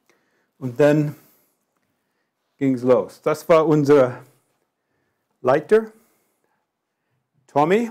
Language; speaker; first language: German; non-native, fluent; English